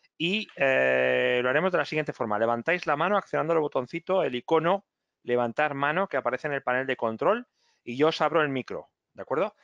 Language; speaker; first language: Spanish; native; Spanish